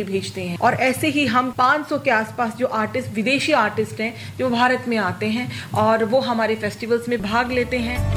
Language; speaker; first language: Hindi; native; Hindi